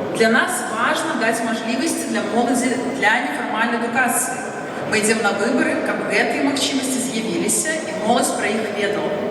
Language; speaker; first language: Belarusian; non-native, local second language; Russian